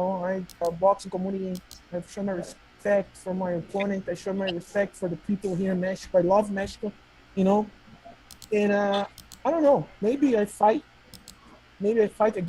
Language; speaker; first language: English; non-native, learner; Portuguese